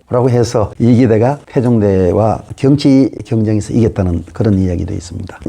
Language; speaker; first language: Korean; native; Korean